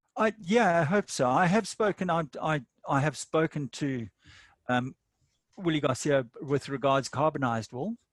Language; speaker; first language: English; native; English